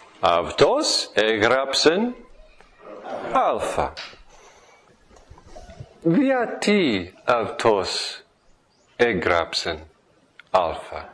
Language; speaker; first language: Greek; non-native, fluent; English